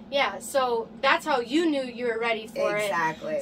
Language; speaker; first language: English; native; English